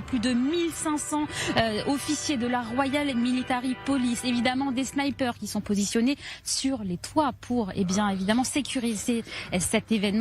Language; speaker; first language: French; native; French